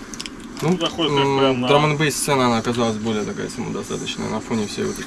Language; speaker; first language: Russian; native; Russian